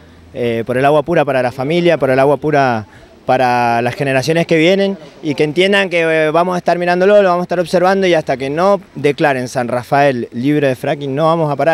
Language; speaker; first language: Spanish; native; Spanish